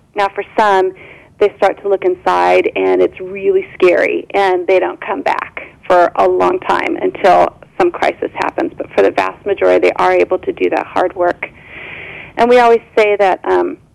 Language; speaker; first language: English; native; English